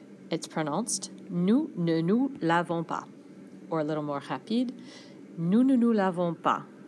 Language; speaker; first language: French; non-native, fluent; English